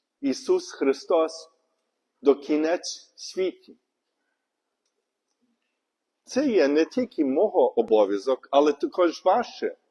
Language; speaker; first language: Ukrainian; non-native, learner; English